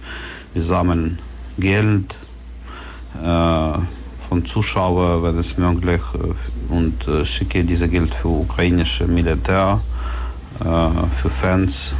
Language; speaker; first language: German; non-native, learner; Ukrainian